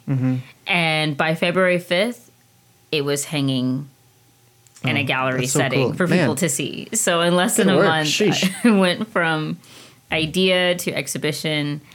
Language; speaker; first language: English; native; English